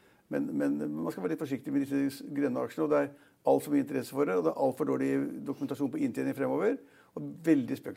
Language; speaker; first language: Norwegian; native; Norwegian